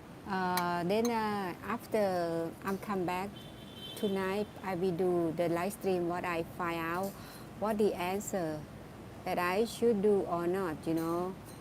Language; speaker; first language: English; non-native, learner; Thai